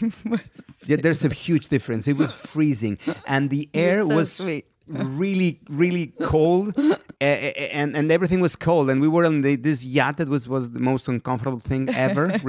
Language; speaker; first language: English; non-native, fluent; Spanish